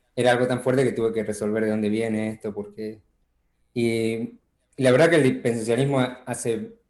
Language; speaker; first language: Spanish; native; Spanish